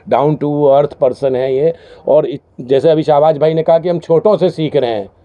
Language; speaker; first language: Hindi; non-native, local second language; Gujarati